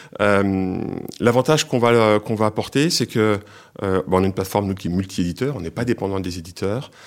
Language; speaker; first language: French; native; French